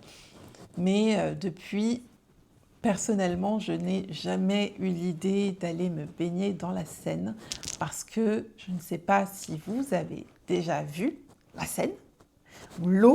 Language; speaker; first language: French; native; French